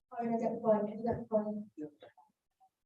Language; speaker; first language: English; non-native, learner; Indonesian